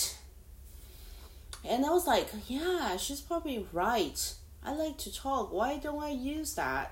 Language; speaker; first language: English; non-native, fluent; Chinese